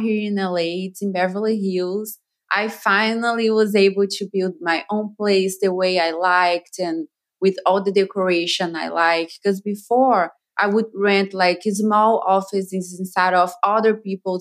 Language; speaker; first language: English; non-native, fluent; Portuguese